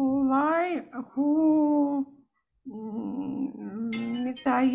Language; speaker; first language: Hebrew; non-native, fluent; Russian